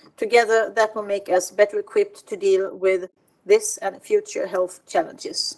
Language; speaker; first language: English; non-native, fluent; Swedish